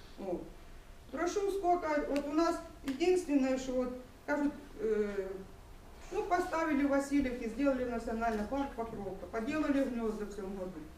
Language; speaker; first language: Russian; non-native, local second language; Ukrainian